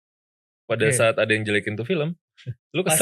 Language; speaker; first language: Indonesian; native; Indonesian